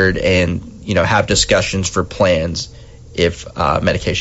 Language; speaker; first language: English; native; English